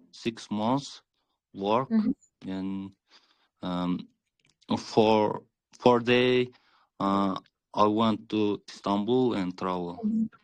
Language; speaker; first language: English; non-native, learner; Kyrgyz